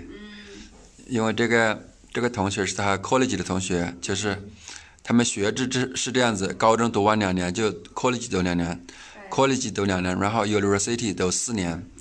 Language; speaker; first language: Chinese; native; Chinese